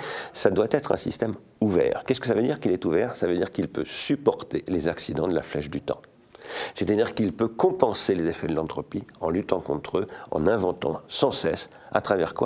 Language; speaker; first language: French; native; French